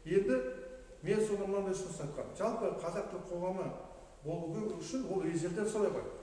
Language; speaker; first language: Kazakh; native; Kazakh